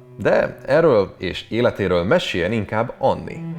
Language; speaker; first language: Hungarian; native; Hungarian